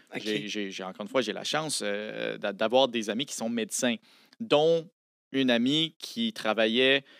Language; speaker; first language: French; native; French